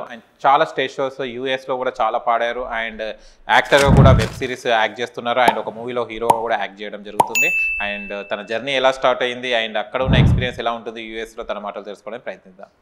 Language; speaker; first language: Telugu; native; Telugu